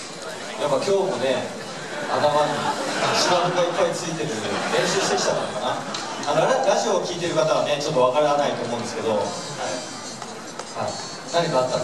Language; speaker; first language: Japanese; native; Japanese